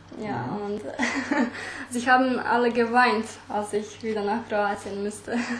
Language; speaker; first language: German; early bilingual, other home language; Croatian